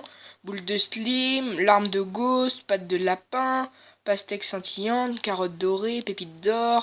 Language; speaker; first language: French; native; French